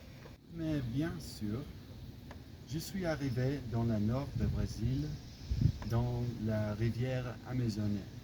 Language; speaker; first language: French; non-native, learner; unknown